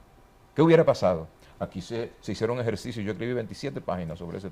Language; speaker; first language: Spanish; native; Spanish